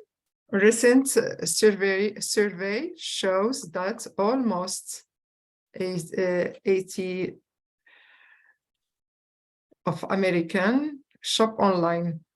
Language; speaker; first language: English; non-native, learner; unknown